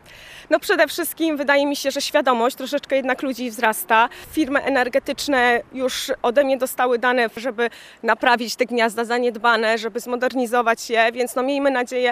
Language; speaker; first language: Polish; native; Polish